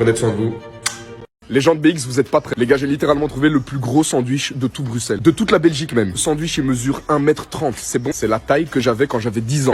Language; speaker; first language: French; native; French